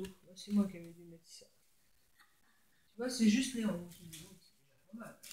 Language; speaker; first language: French; native; French